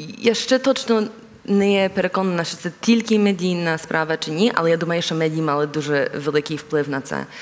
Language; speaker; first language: Ukrainian; early bilingual, heritage; Ukrainian